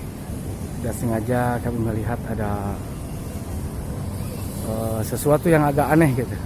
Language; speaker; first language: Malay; non-native, local second language; Sundanese